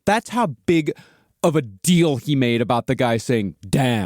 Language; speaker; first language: English; native; English